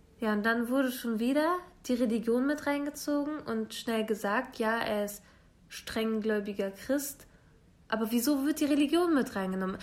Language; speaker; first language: German; early bilingual, other home language; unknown